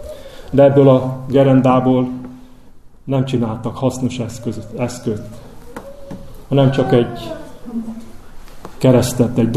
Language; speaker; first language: Hungarian; native; Hungarian